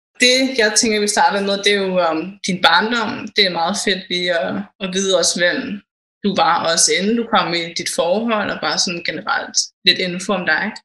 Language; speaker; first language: Danish; native; Danish